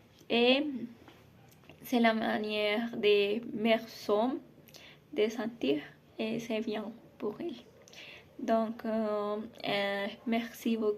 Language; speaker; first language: French; non-native, learner; Spanish